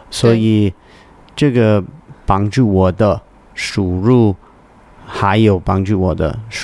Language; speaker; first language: Chinese; non-native, learner; English